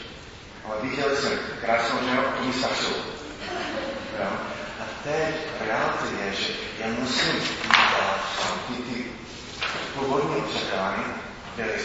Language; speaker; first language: Czech; non-native, fluent; English